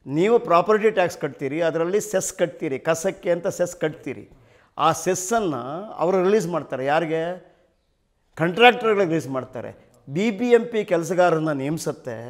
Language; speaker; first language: Kannada; native; Kannada